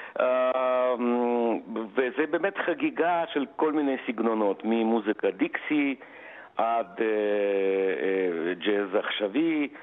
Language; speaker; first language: Hebrew; non-native, fluent; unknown